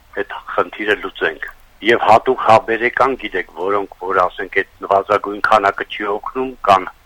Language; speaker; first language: Armenian; native; Armenian